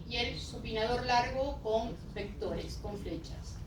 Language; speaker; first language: Spanish; native; Spanish